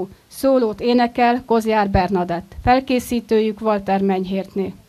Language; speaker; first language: Hungarian; native; Hungarian